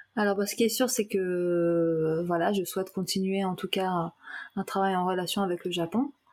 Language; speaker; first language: French; native; French